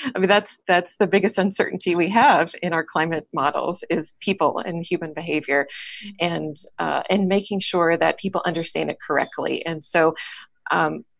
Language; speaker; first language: English; native; English